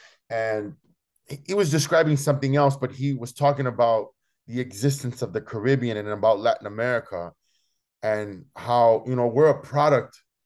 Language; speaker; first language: English; early bilingual, other home language; Spanish